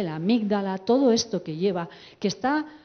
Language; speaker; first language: Spanish; native; Spanish